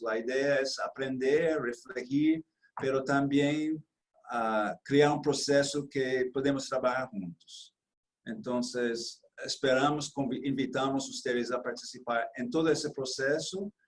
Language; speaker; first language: Spanish; non-native, fluent; Portuguese